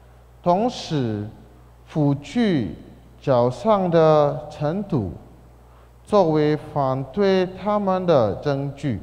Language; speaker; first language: Chinese; non-native, fluent; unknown